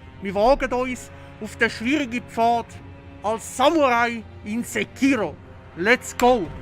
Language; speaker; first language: German; native; German